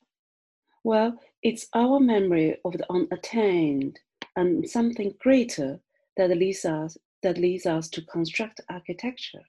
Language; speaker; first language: English; non-native, fluent; Chinese